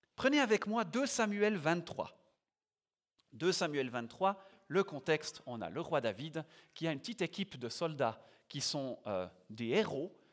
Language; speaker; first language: French; native; French